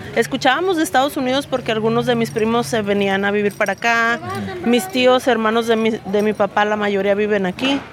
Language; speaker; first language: Spanish; native; Spanish